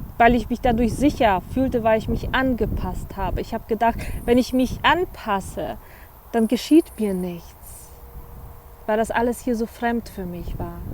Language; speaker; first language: German; early bilingual, other home language; Polish